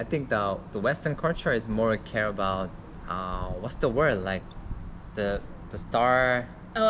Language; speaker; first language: English; non-native, learner; Korean